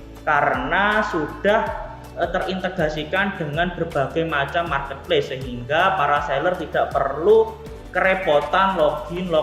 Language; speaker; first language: Indonesian; native; Indonesian